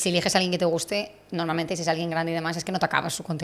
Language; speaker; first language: Spanish; native; Spanish